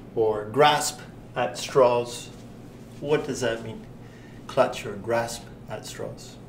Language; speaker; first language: English; native; English